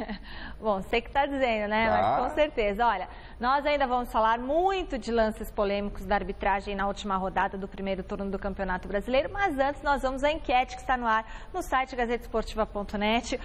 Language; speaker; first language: Portuguese; native; Portuguese